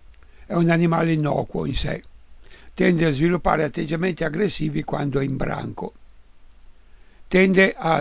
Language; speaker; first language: Italian; native; Italian